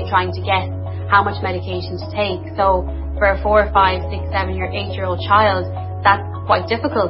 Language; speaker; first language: English; native; English